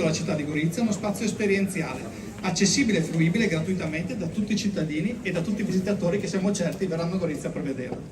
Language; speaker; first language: Italian; native; Italian